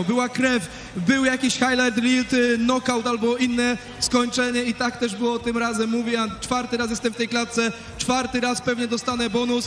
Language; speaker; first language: Polish; native; Polish